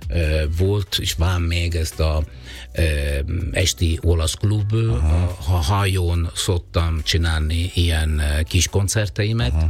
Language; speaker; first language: Hungarian; non-native, learner; Italian